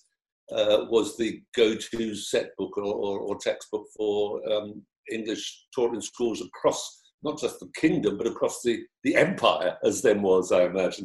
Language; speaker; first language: English; native; English